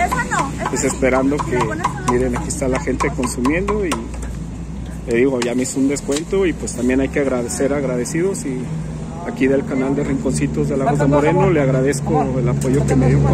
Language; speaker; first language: Spanish; native; Spanish